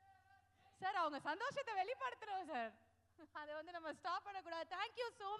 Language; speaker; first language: Tamil; native; Tamil